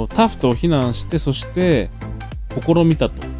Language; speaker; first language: Japanese; native; Japanese